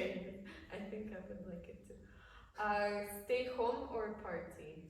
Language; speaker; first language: English; non-native, fluent; Polish